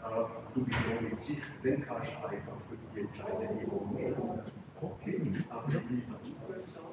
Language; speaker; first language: German; non-native, local second language; Romansh